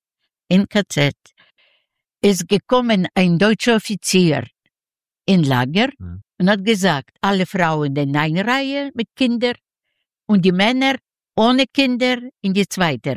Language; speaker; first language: German; non-native, learner; Yiddish